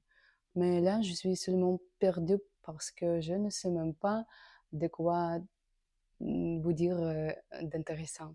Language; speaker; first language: French; non-native, learner; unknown